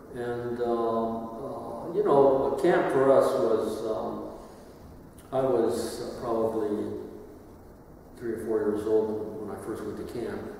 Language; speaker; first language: English; native; English